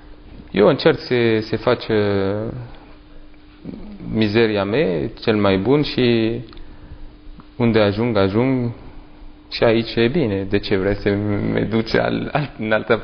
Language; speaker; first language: Romanian; non-native, learner; French